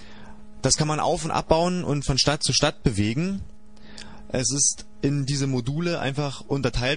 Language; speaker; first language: German; native; German